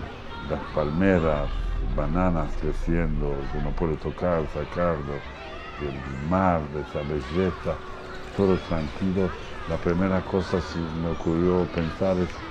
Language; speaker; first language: Spanish; non-native, fluent; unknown